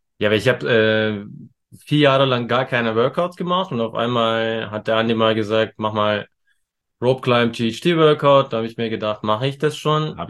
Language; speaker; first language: German; early bilingual, other home language; Turkish